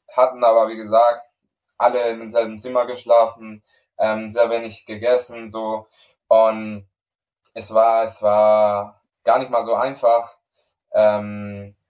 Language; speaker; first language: German; non-native, fluent; Spanish